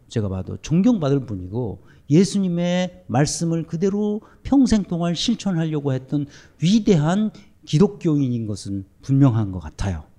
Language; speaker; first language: Korean; native; Korean